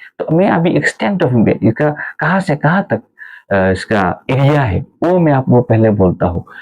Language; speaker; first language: Hindi; non-native, local second language; Sylheti